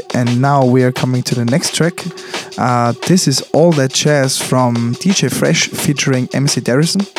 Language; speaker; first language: English; non-native, fluent; German